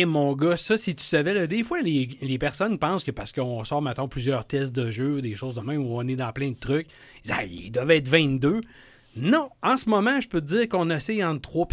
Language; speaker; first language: French; native; French